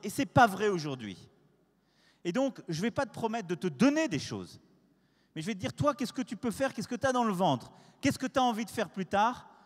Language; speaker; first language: French; native; French